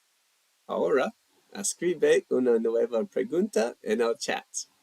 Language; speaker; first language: Spanish; non-native, learner; English